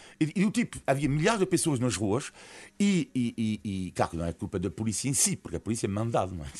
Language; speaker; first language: Portuguese; non-native, fluent; French